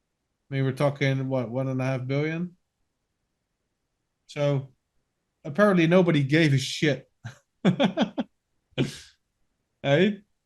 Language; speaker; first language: English; non-native, fluent; Dutch